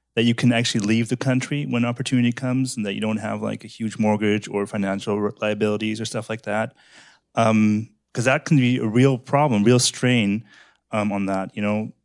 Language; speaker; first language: English; early bilingual, other home language; German